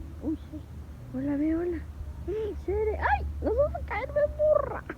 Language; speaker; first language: Spanish; native; Spanish